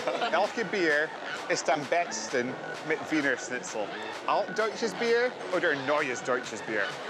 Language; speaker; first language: German; non-native, learner; English